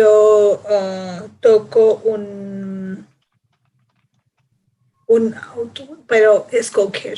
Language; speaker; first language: Spanish; non-native, learner; English